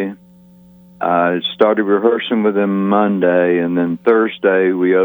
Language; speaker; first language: English; native; English